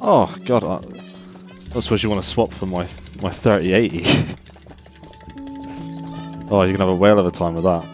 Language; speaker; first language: English; native; English